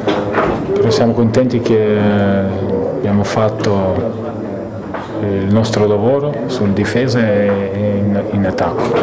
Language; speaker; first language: Italian; non-native, fluent; Lithuanian